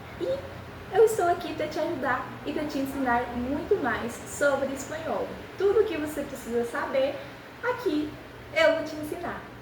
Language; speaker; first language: Portuguese; early bilingual, other home language; Spanish